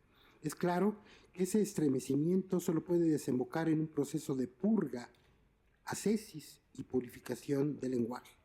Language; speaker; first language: Spanish; native; Spanish